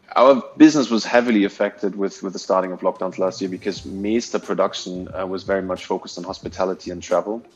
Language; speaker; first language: English; non-native, fluent; German